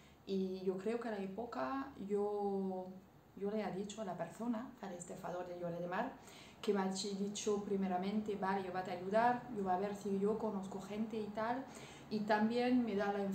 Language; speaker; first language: Spanish; non-native, learner; French